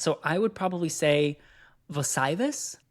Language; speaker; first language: English; native; English